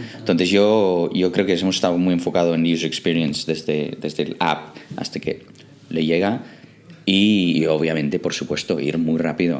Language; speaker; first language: Spanish; non-native, fluent; English